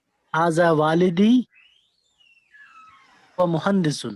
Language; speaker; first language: Arabic; non-native, learner; Urdu